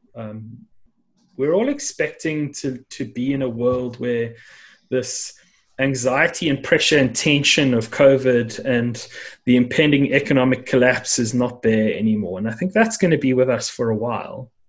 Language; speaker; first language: English; native; English